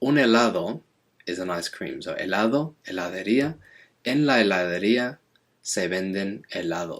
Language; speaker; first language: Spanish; non-native, fluent; English